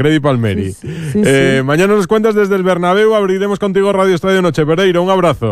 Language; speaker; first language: Spanish; native; Spanish